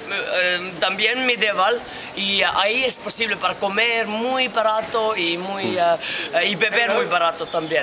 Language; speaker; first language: Spanish; non-native, learner; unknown